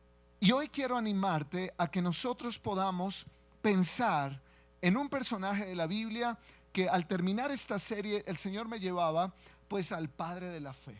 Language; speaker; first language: Spanish; native; Spanish